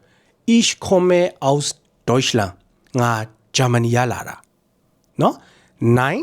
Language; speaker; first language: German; non-native, fluent; Burmese